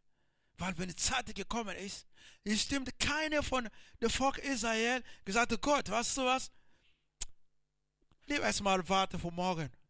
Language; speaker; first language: German; non-native, learner; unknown